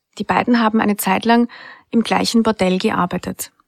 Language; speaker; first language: German; native; German